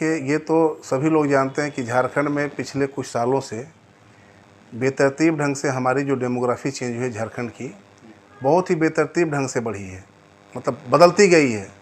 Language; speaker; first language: Hindi; native; Hindi